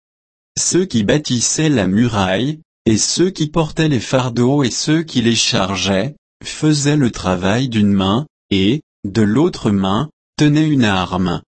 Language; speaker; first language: French; native; French